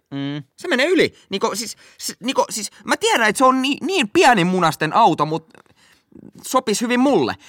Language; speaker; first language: Finnish; native; Finnish